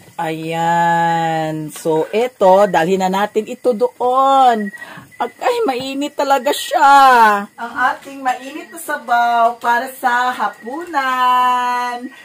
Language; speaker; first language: Filipino; non-native, local second language; Cebuano